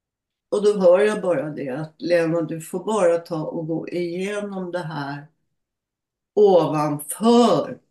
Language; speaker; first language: Swedish; native; Swedish